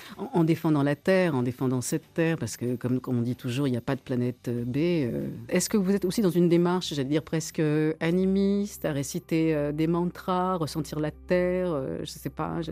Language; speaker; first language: French; native; French